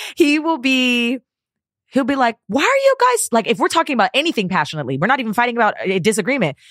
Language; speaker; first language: English; native; English